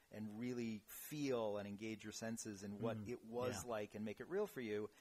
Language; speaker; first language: English; native; English